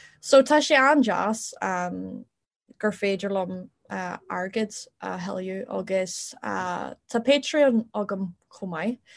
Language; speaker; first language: Irish; non-native, local second language; English